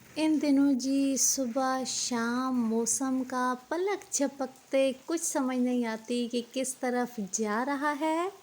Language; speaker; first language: Urdu; non-native, local second language; Punjabi